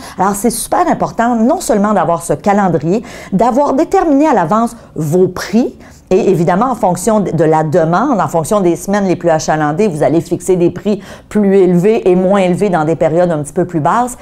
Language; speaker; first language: French; native; French